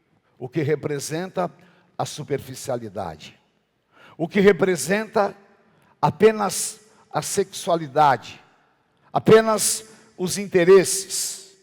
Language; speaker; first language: Portuguese; native; Portuguese